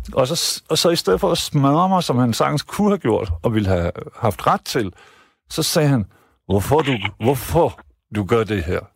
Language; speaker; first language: Danish; native; Danish